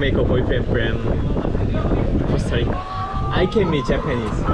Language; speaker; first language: English; non-native, fluent; Korean